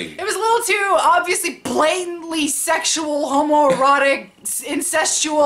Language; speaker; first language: English; native; English